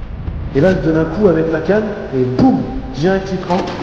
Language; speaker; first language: French; native; French